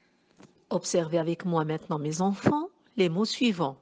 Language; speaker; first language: French; non-native, local second language; Arabic